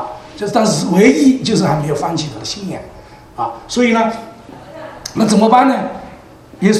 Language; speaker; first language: Chinese; native; Chinese